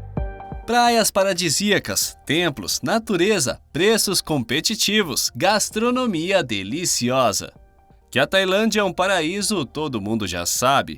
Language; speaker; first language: Portuguese; native; Portuguese